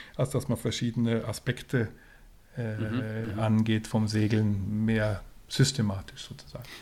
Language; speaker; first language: German; non-native, fluent; Swedish